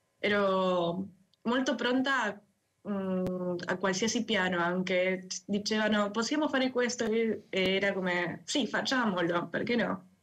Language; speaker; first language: Italian; non-native, fluent; Spanish